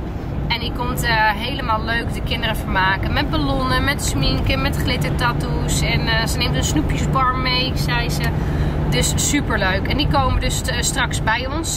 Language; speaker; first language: Dutch; native; Dutch